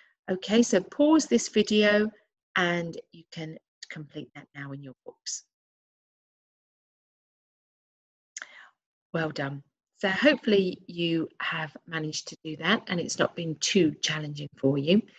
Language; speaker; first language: English; native; English